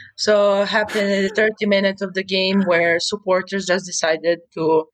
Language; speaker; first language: English; non-native, fluent; Serbian